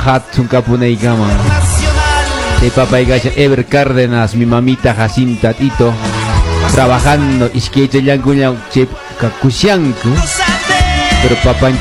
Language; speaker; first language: Spanish; non-native, local second language; Quechua